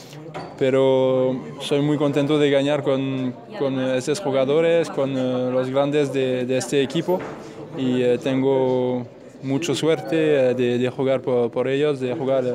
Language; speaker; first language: Spanish; non-native, learner; French